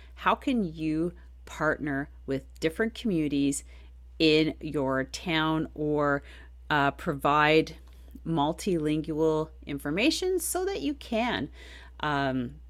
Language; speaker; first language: English; native; English